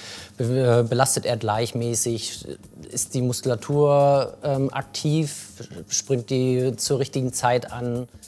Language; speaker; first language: German; native; German